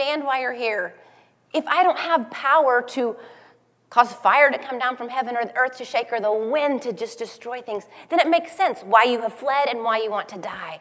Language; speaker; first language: English; native; English